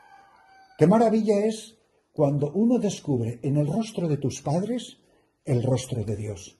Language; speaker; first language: Spanish; native; Spanish